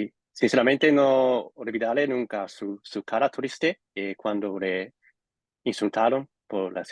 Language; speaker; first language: Spanish; non-native, fluent; Japanese